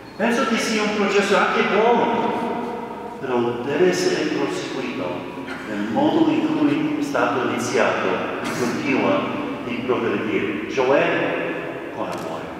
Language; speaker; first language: Italian; non-native, fluent; English